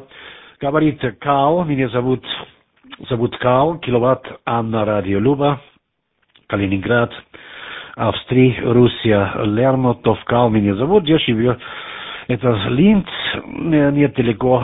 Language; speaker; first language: Russian; non-native, learner; German